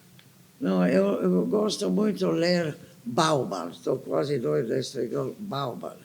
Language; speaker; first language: Portuguese; non-native, fluent; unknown